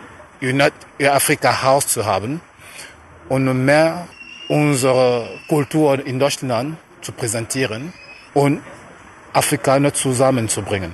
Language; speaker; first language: German; non-native, fluent; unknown